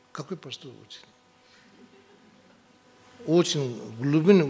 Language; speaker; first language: Russian; non-native, learner; Tibetan